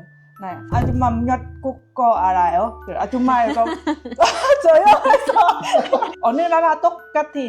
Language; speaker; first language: Korean; non-native, learner; Lao